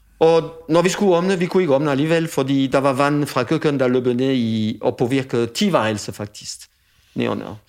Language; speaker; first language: Danish; non-native, fluent; French